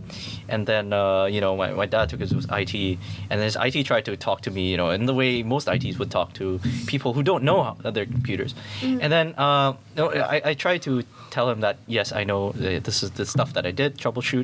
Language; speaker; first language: English; non-native, local second language; Filipino